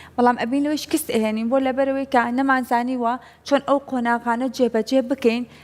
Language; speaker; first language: Central Kurdish; native; Central Kurdish